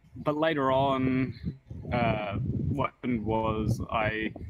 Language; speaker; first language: English; native; English